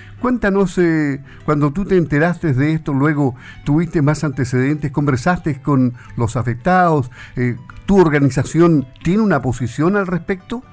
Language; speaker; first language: Spanish; native; Spanish